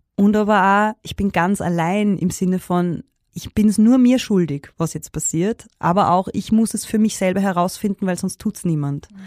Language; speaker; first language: German; native; German